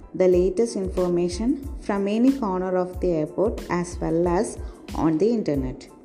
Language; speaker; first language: English; non-native, local second language; Malayalam